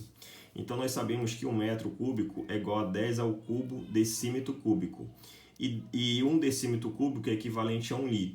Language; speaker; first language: Portuguese; native; Portuguese